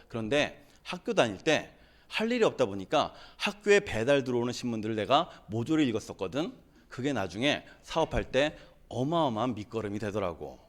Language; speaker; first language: Korean; native; Korean